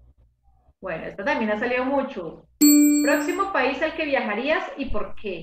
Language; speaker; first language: Spanish; native; Spanish